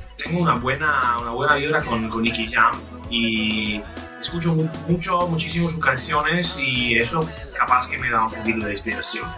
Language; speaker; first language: Spanish; non-native, fluent; Italian